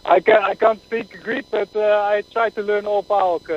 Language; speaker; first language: English; non-native, fluent; Dutch